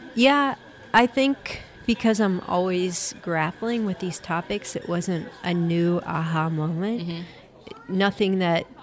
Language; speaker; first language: English; native; English